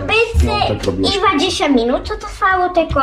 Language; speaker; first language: Polish; early bilingual, heritage; Polish